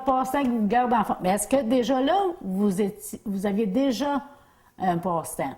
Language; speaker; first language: French; native; French